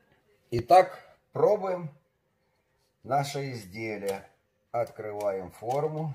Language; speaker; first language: Russian; native; Russian